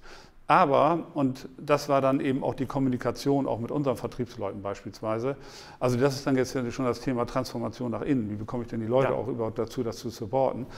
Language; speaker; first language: German; native; German